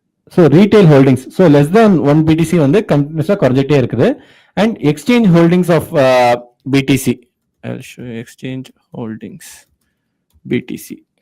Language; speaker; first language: English; non-native, local second language; Tamil